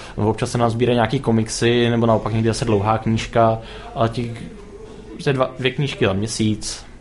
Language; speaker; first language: Czech; native; Czech